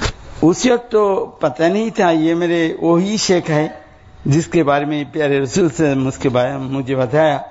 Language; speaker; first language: Hindi; non-native, learner; Bangla